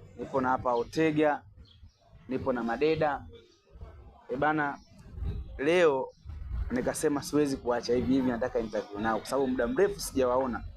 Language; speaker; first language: Swahili; native; Swahili